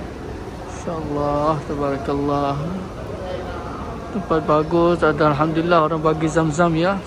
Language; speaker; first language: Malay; early bilingual, heritage; Malay